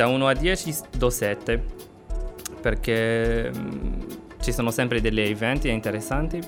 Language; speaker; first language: Italian; non-native, fluent; Arabic